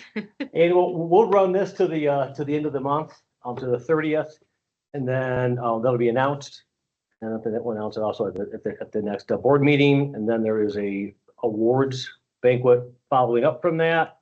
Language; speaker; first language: English; native; English